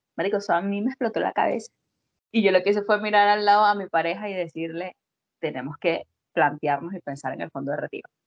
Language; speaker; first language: Spanish; native; Spanish